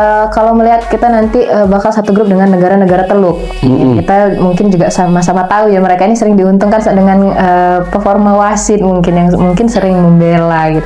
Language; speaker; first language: Indonesian; native; Indonesian